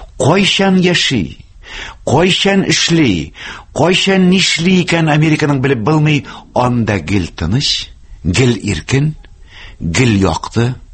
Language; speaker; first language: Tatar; native; Tatar